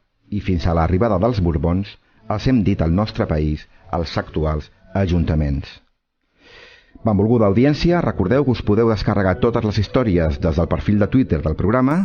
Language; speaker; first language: Catalan; native; Catalan